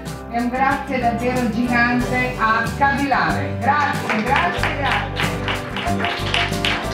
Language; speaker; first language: Italian; native; Italian